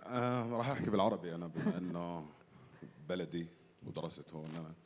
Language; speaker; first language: Arabic; native; Arabic